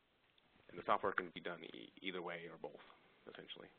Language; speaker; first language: English; native; English